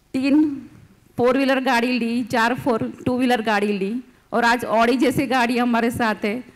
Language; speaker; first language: Hindi; non-native, local second language; Gujarati